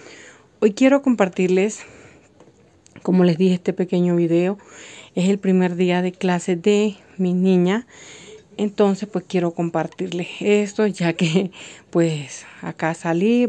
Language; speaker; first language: Spanish; native; Spanish